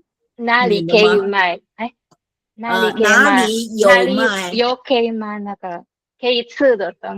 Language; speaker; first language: Chinese; non-native, learner; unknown